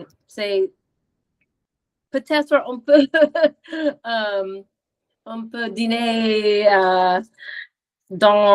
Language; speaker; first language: French; non-native, learner; English